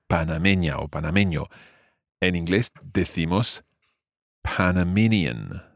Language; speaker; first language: Spanish; non-native, fluent; English